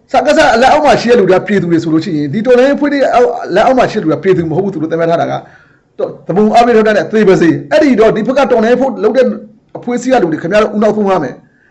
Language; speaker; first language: Burmese; native; Burmese